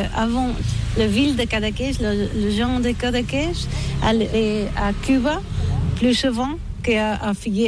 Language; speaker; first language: French; non-native, learner; Catalan